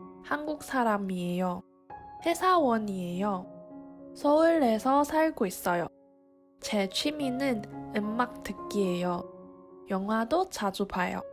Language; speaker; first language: Korean; non-native, fluent; Chinese